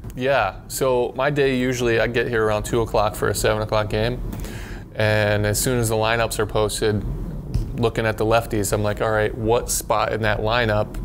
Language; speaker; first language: English; native; English